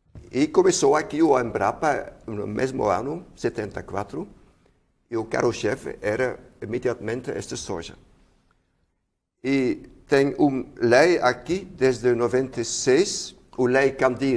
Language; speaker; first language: Portuguese; non-native, fluent; Dutch